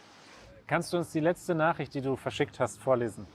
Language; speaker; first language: German; native; German